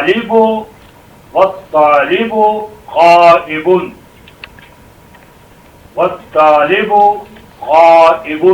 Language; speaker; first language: Arabic; non-native, fluent; Urdu